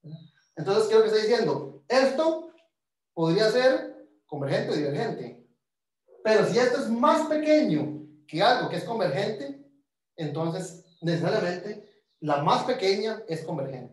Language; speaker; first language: Spanish; native; Spanish